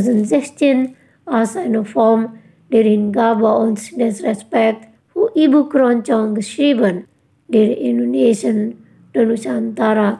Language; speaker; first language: German; non-native, fluent; Indonesian